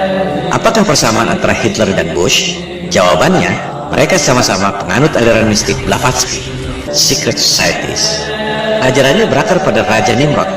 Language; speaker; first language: Indonesian; native; Indonesian